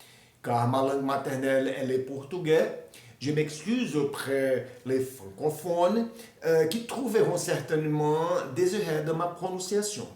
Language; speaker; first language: French; non-native, fluent; Portuguese